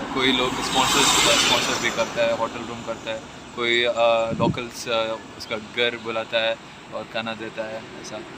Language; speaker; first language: Hindi; non-native, local second language; Malayalam